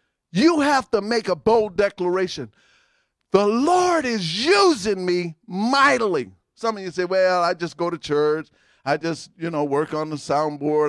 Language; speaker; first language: English; native; English